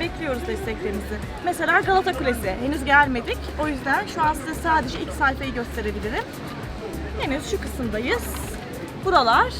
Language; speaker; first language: Turkish; native; Turkish